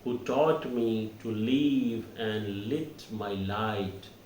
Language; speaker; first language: English; non-native, local second language; Hindi